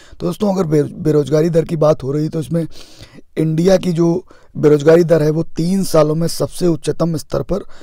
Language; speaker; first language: Hindi; native; Hindi